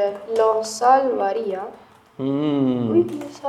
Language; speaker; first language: Spanish; non-native, fluent; Russian